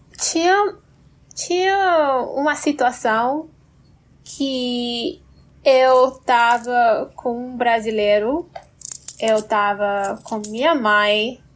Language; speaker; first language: Portuguese; non-native, fluent; English